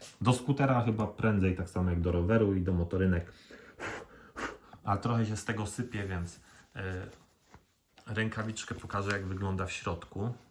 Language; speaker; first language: Polish; native; Polish